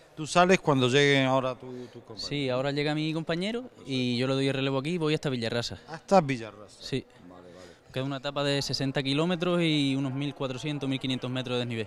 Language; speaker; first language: Spanish; native; Spanish